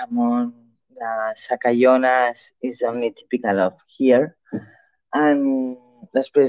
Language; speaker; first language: English; non-native, learner; Catalan